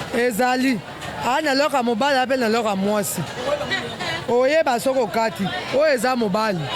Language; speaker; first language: Lingala; native; Lingala